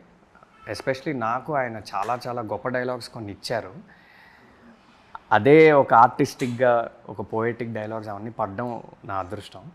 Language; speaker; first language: Telugu; native; Telugu